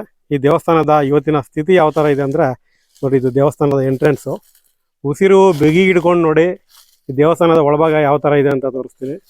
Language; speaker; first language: Kannada; native; Kannada